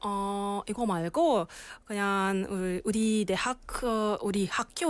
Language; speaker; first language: Korean; non-native, learner; Russian